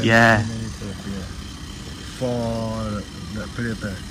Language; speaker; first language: English; non-native, learner; Thai